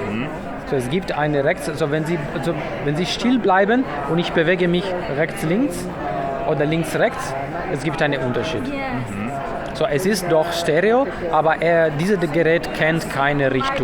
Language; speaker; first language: German; non-native, fluent; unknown